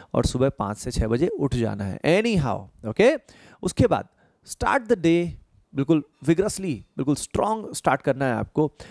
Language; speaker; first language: Hindi; native; Hindi